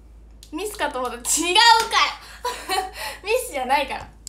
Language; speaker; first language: Japanese; native; Japanese